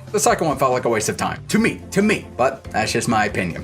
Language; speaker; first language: English; native; English